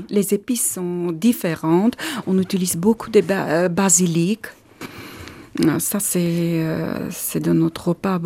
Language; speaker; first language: French; non-native, learner; Armenian